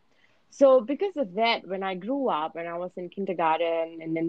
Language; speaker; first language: English; native; English